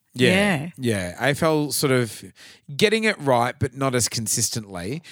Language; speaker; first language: English; native; English